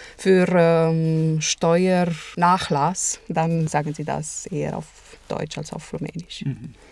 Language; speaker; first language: German; non-native, fluent; Romanian